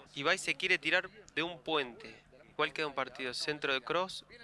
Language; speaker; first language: Spanish; native; Spanish